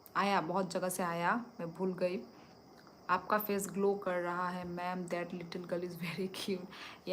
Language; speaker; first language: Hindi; non-native, local second language; Kok Borok